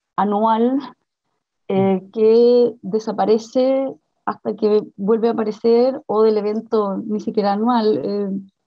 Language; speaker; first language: Spanish; native; Spanish